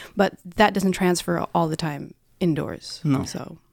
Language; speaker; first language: English; non-native, fluent; Russian